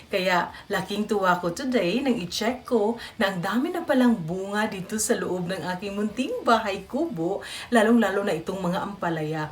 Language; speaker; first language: Filipino; native; Filipino